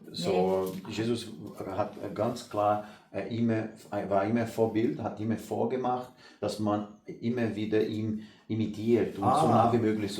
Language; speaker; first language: German; non-native, learner; Portuguese